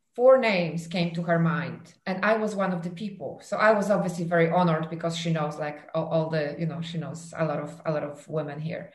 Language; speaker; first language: English; non-native, fluent; Polish